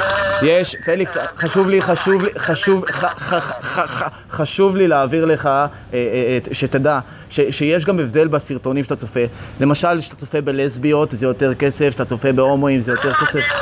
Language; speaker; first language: Hebrew; native; Hebrew